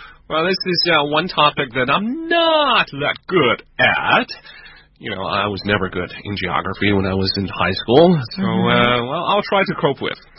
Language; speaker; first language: English; non-native, fluent; Chinese